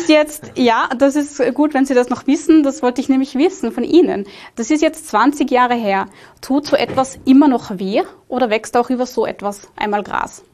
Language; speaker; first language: German; native; German